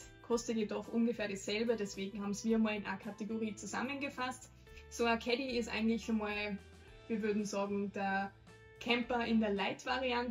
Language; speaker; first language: German; native; German